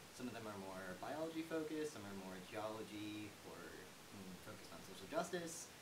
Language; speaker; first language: English; native; English